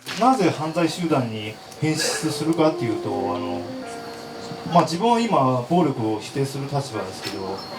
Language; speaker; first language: Japanese; non-native, fluent; Chinese